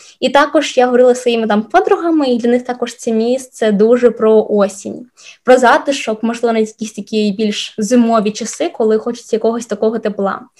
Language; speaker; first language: Ukrainian; non-native, local second language; Russian